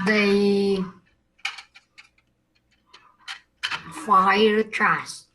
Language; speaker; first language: English; non-native, learner; Vietnamese